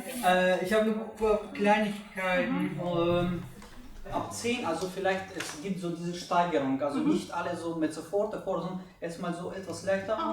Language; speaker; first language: German; non-native, fluent; Russian